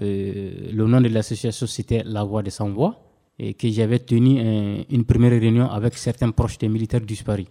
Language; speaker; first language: French; non-native, local second language; Bambara